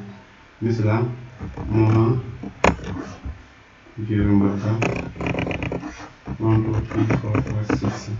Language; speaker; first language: Turkish; non-native, learner; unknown